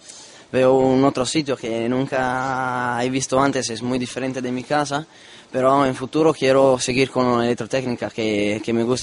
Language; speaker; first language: Spanish; non-native, learner; Italian